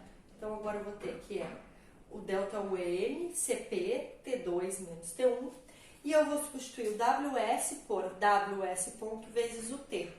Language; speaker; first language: Portuguese; native; Portuguese